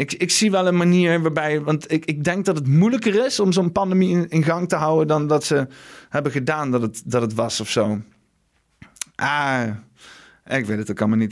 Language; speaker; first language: Dutch; native; Dutch